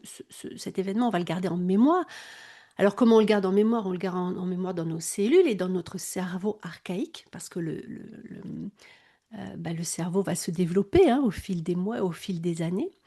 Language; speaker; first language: French; native; French